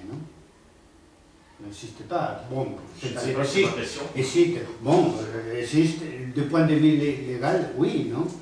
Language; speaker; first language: French; non-native, fluent; Spanish